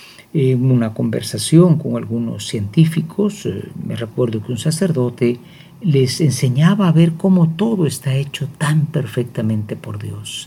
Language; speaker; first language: Spanish; native; Spanish